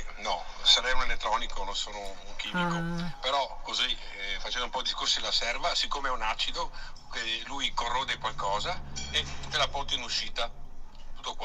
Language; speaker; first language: Italian; native; Italian